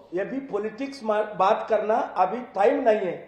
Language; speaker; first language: Hindi; non-native, local second language; Telugu